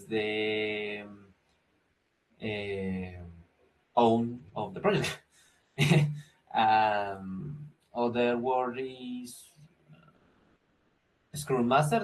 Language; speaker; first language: English; non-native, learner; Spanish